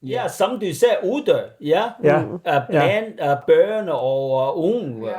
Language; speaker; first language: Danish; non-native, learner; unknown